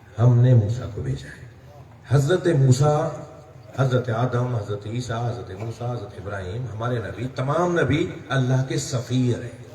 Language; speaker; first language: Urdu; native; Urdu